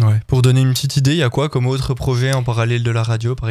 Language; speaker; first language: French; native; French